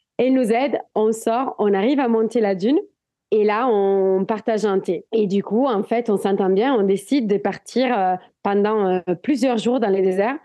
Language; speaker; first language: French; non-native, fluent; Italian